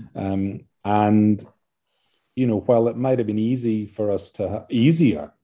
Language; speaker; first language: English; native; English